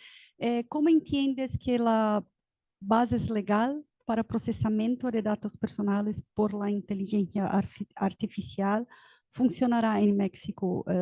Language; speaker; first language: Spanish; non-native, learner; Portuguese